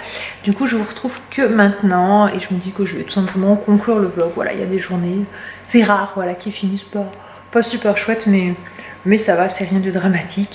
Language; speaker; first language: French; native; French